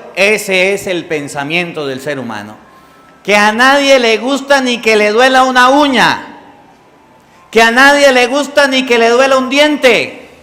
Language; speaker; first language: Spanish; native; Spanish